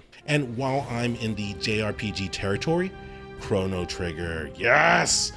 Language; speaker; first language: English; native; English